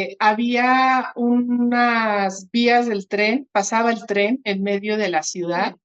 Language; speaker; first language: Spanish; early bilingual, other home language; Portuguese